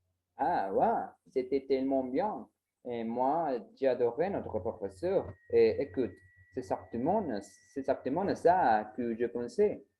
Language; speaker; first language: French; non-native, learner; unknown